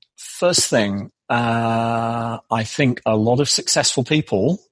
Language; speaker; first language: English; native; English